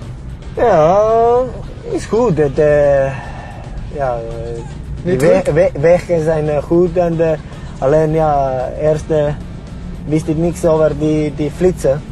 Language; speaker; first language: Dutch; non-native, learner; Estonian